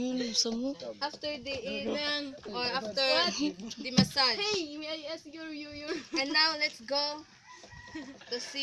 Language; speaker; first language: English; non-native, learner; Cebuano